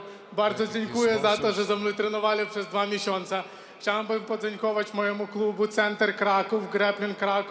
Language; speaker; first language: Polish; non-native, learner; Russian